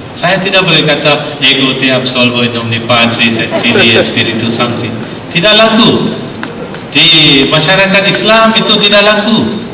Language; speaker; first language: Malay; non-native, local second language; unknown